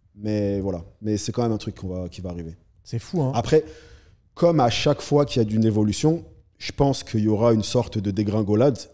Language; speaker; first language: French; native; French